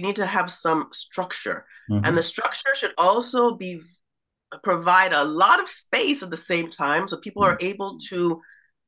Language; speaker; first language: English; native; English